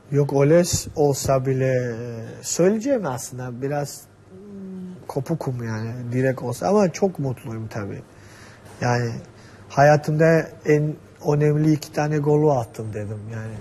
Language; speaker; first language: Turkish; non-native, fluent; Georgian